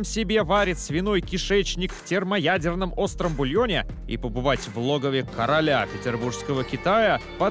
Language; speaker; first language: Russian; native; Russian